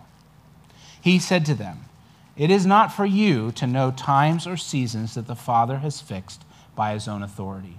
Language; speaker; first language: English; native; English